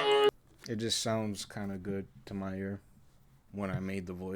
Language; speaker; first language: English; native; English